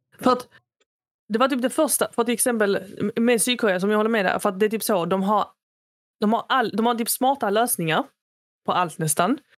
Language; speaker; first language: Swedish; early bilingual, other home language; Arabic